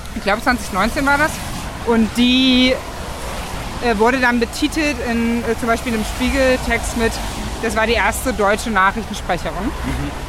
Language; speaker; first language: German; native; German